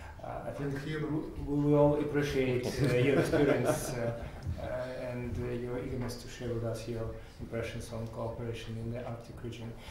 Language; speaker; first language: English; non-native, fluent; Russian